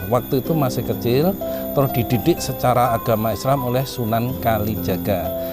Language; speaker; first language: Indonesian; non-native, local second language; Javanese